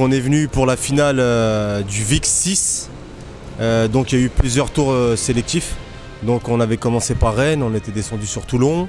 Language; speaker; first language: French; native; French